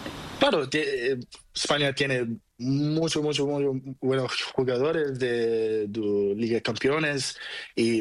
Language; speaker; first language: Spanish; non-native, learner; Portuguese